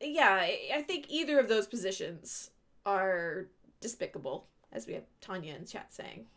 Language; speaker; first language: English; native; English